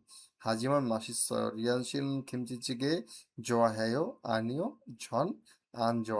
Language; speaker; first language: Korean; non-native, fluent; Bangla